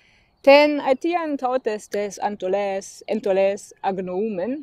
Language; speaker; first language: Greek; non-native, fluent; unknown